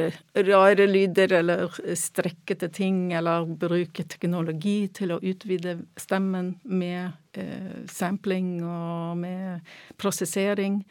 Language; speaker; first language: Norwegian; non-native, fluent; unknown